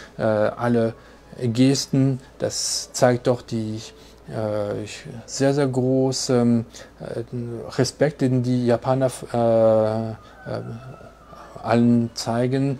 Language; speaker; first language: German; non-native, fluent; French